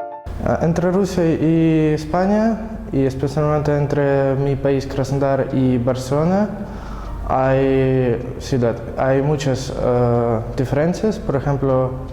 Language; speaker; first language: Spanish; non-native, fluent; Russian